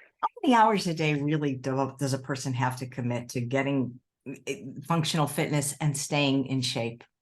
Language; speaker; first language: English; native; English